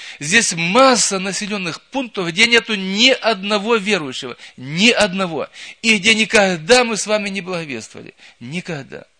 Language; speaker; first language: Russian; native; Russian